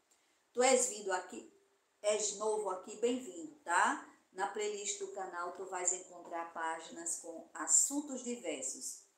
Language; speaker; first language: Portuguese; native; Portuguese